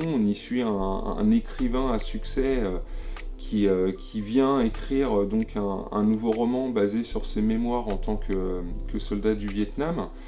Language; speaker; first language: French; native; French